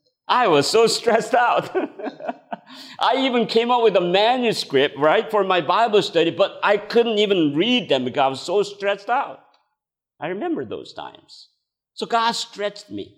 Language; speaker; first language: English; non-native, fluent; Korean